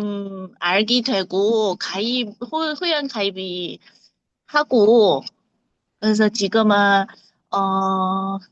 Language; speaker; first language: Korean; non-native, learner; Chinese